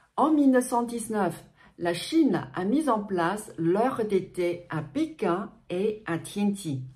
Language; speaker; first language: French; non-native, fluent; Chinese